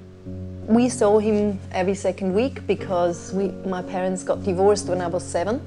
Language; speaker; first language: English; non-native, fluent; Swiss German